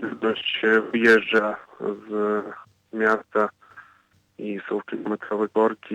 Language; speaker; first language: Polish; non-native, fluent; Ukrainian